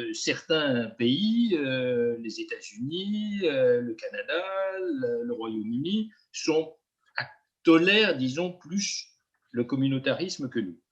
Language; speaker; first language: French; native; French